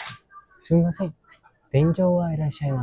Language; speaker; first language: Japanese; non-native, learner; Sinhala